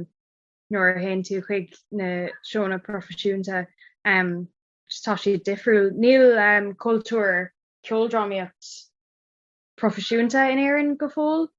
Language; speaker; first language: Irish; non-native, local second language; English